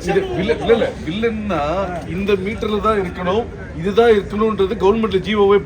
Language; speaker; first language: Tamil; native; Tamil